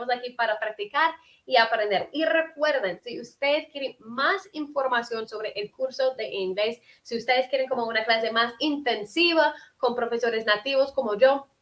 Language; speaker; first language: Spanish; early bilingual, heritage; Spanish